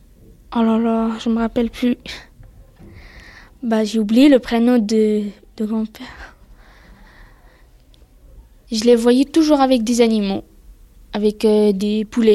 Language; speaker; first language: French; early bilingual, other home language; Pashto